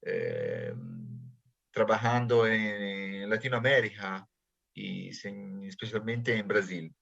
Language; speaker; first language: Spanish; non-native, fluent; Italian